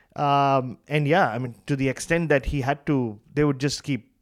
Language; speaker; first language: English; non-native, local second language; Tamil